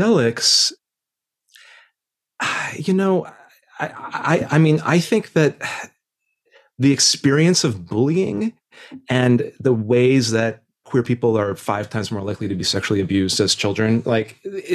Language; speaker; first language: English; native; English